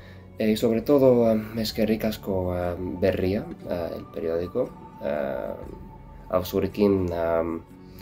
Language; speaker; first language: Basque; non-native, learner; Arabic